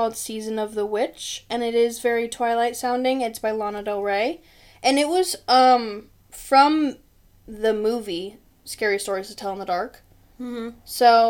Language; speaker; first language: English; native; English